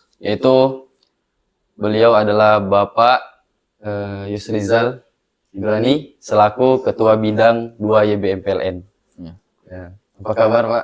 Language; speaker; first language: Indonesian; native; Indonesian